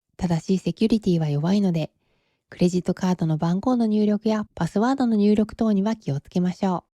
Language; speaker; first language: Japanese; native; Japanese